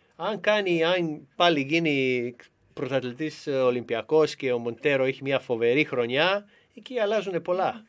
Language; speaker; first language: Greek; native; Greek